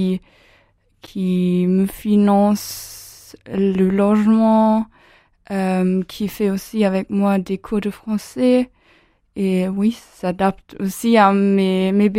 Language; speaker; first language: French; non-native, fluent; German